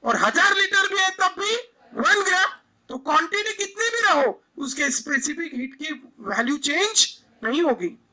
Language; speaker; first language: Hindi; non-native, local second language; Marathi